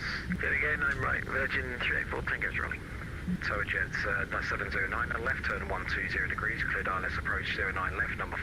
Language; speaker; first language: English; native; English